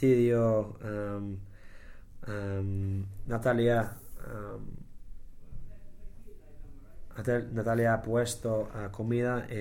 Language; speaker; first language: Spanish; non-native, learner; English